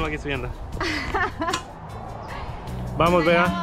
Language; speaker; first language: Spanish; native; Spanish